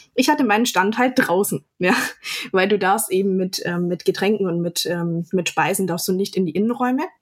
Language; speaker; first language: German; native; German